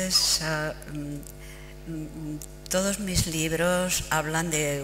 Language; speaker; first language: Spanish; non-native, fluent; Czech